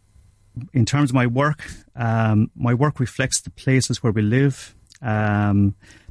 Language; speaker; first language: English; native; English